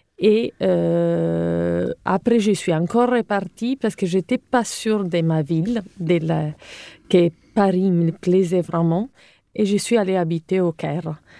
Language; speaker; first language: French; non-native, fluent; Italian